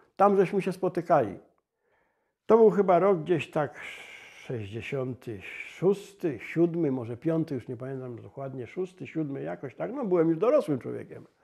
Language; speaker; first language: Polish; native; Polish